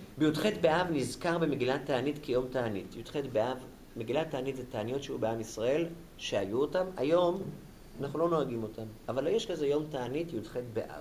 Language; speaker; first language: Hebrew; native; Hebrew